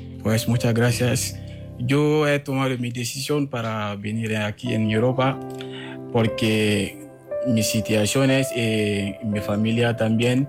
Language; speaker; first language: Spanish; non-native, learner; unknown